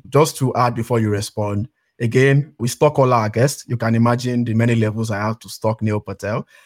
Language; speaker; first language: English; non-native, local second language; Yoruba